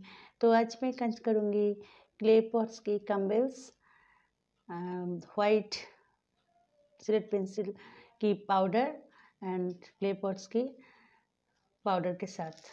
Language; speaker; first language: Hindi; non-native, local second language; Bangla